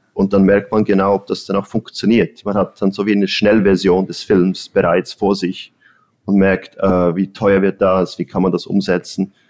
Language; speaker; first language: German; native; German